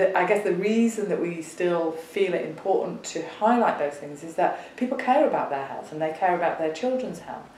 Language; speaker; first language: English; native; English